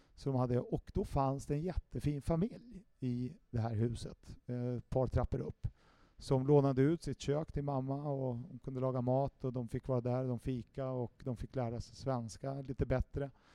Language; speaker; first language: Swedish; early bilingual, other home language; Finnish